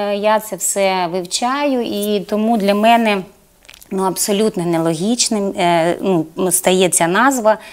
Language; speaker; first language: Ukrainian; native; Ukrainian